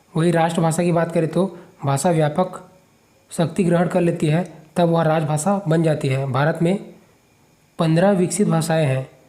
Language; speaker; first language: Hindi; native; Hindi